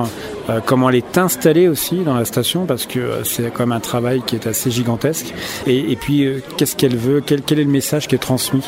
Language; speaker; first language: French; native; French